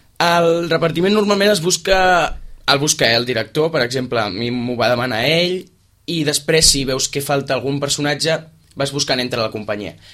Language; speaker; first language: Catalan; native; Catalan